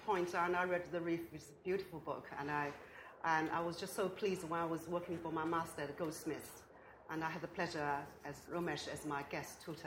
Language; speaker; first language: English; non-native, fluent; Chinese